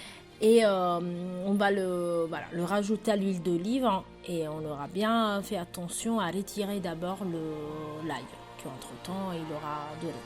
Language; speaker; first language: French; native; French